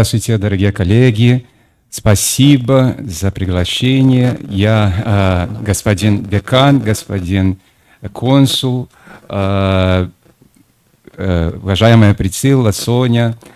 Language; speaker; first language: Russian; non-native, fluent; Portuguese